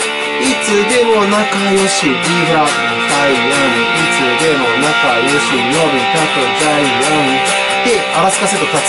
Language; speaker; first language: Japanese; native; Japanese